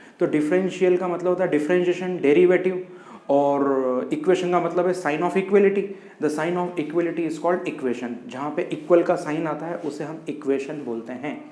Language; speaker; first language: Hindi; native; Hindi